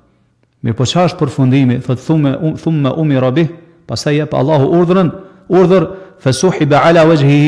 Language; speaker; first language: Albanian; native; Albanian